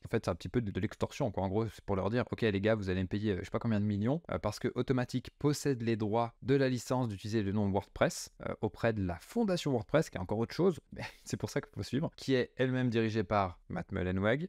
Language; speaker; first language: French; native; French